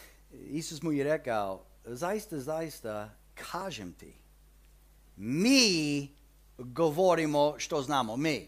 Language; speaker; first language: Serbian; early bilingual, heritage; Serbian